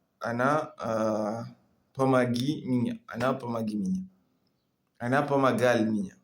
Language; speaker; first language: Russian; non-native, learner; French